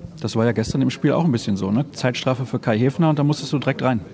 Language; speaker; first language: German; native; German